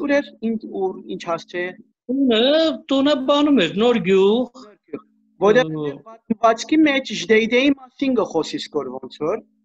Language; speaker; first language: Armenian; early bilingual, heritage; Armenian